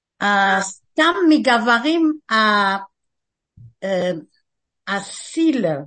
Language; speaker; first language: Russian; early bilingual, heritage; Russian